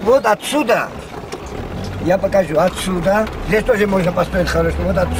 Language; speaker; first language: Russian; non-native, learner; Georgian